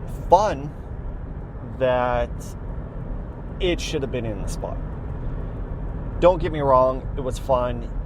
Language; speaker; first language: English; native; English